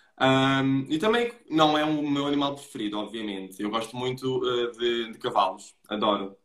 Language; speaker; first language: Portuguese; native; Portuguese